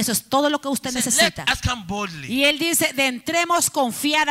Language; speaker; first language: Spanish; native; Spanish